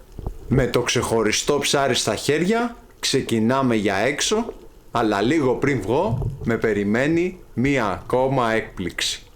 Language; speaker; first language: Greek; native; Greek